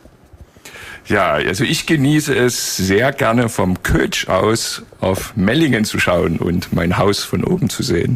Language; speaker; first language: German; native; German